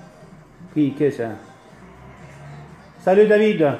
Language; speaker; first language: French; early bilingual, other home language; Italian